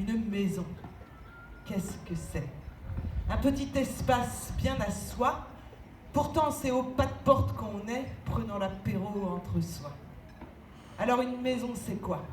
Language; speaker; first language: French; native; French